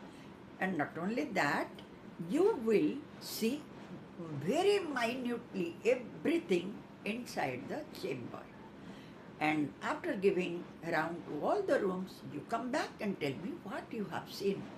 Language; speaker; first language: English; non-native, local second language; Odia